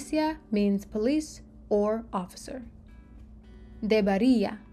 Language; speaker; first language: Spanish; non-native, learner; English